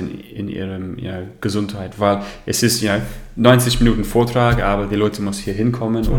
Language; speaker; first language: German; non-native, learner; English